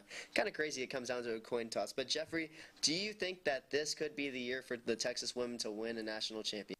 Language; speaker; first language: English; native; English